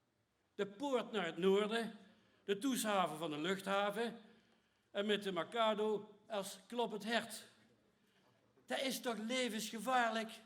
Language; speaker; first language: Dutch; native; Dutch